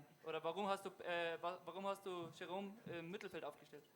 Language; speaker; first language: German; native; German